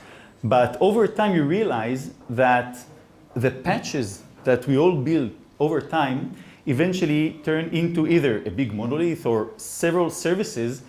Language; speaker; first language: English; non-native, fluent; Hebrew